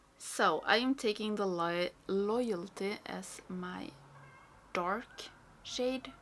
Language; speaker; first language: English; non-native, fluent; Swedish